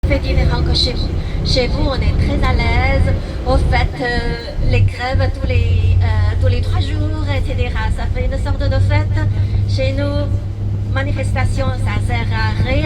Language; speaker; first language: French; non-native, fluent; Chinese